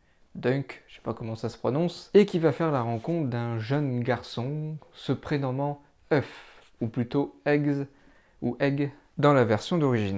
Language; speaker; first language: French; native; French